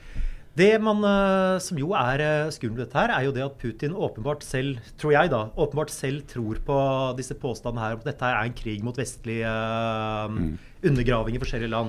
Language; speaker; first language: Norwegian; native; Norwegian